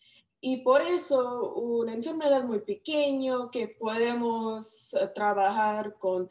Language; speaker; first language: Spanish; non-native, learner; English